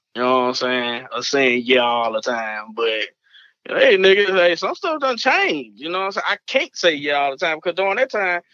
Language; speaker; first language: English; native; English